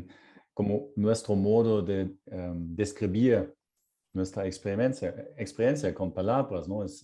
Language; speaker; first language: Spanish; non-native, fluent; German